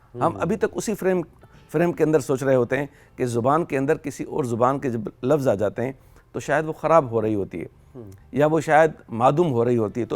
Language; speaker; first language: Urdu; non-native, local second language; Sindhi